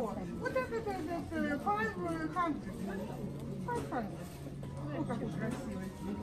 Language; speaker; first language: Russian; non-native, learner; Filipino